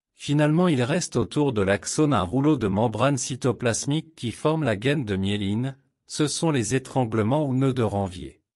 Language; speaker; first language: French; non-native, local second language; Wolof